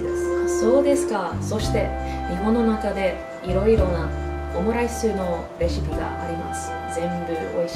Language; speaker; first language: Japanese; non-native, learner; English